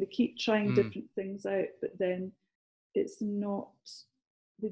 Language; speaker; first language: English; native; English